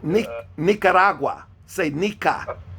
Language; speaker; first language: Spanish; non-native, fluent; English